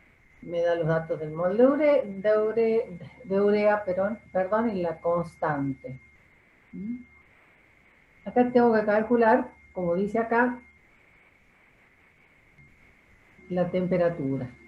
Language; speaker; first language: Spanish; native; Spanish